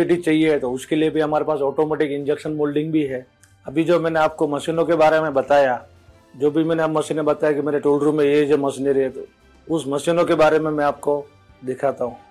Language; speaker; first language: Hindi; non-native, local second language; Gujarati